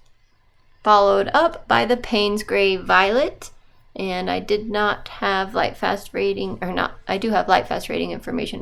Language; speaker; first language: English; native; English